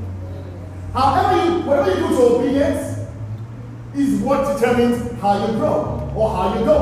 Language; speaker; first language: English; non-native, local second language; Yoruba